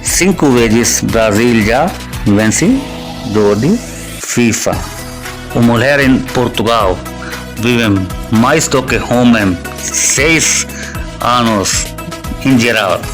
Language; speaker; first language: Portuguese; non-native, learner; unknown